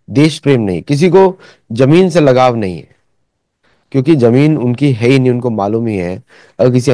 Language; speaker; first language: Hindi; native; Hindi